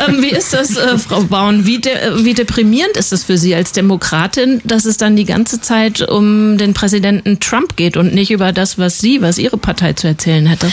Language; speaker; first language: German; native; German